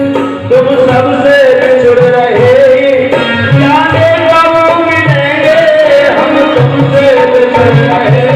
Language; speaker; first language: Hindi; native; Hindi